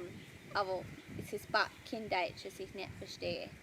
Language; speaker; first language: German; early bilingual, heritage; Pennsylvania German